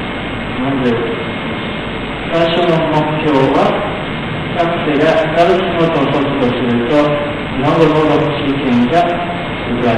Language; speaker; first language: Japanese; non-native, learner; Thai